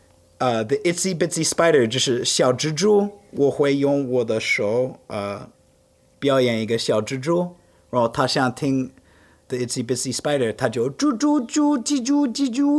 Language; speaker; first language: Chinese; non-native, fluent; English